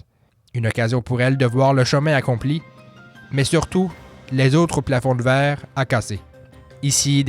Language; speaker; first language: French; native; French